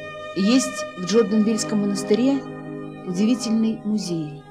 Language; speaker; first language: Russian; native; Russian